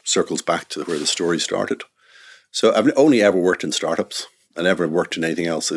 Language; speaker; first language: English; native; English